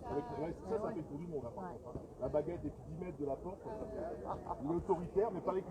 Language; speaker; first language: French; native; French